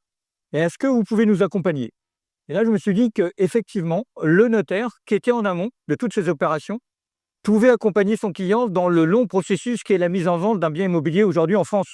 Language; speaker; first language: French; native; French